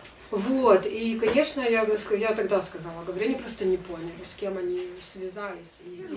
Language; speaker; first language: Russian; native; Russian